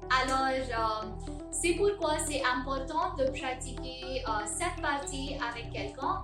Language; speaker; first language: French; non-native, fluent; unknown